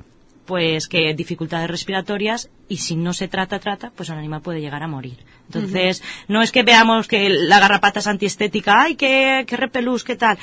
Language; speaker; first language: Spanish; native; Spanish